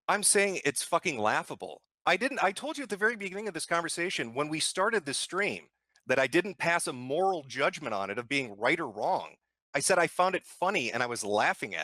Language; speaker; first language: English; native; English